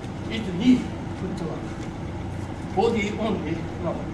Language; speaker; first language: English; non-native, learner; Japanese